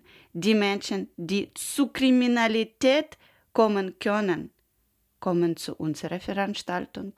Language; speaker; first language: German; non-native, learner; Ukrainian